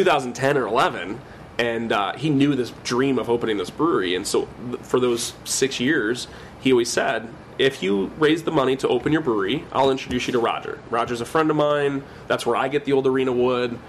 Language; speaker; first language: English; native; English